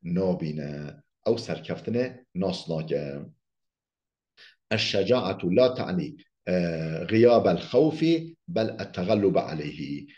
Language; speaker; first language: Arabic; non-native, fluent; Kurdish